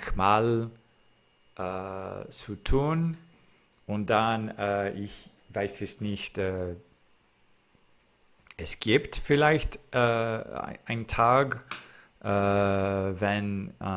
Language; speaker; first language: German; non-native, learner; English